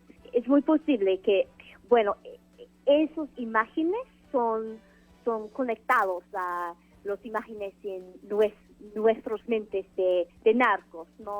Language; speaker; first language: Spanish; non-native, fluent; English